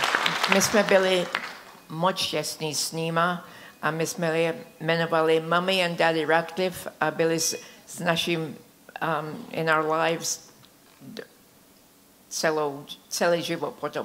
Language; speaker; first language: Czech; early bilingual, heritage; Czech